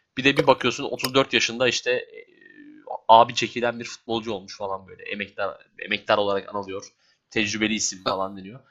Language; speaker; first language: Turkish; native; Turkish